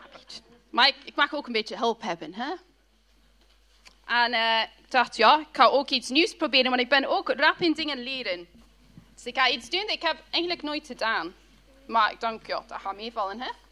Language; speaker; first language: Dutch; non-native, fluent; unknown